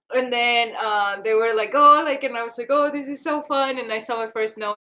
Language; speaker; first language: English; non-native, fluent; Spanish